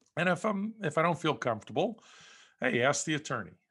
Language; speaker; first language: English; native; English